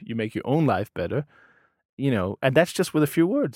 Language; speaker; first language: English; non-native, fluent; Danish